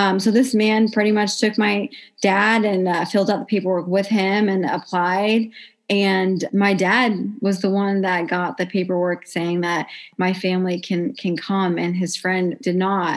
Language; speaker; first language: English; native; English